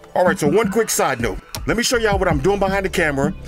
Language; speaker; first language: English; native; English